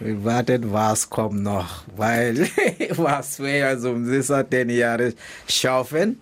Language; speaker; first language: German; non-native, learner; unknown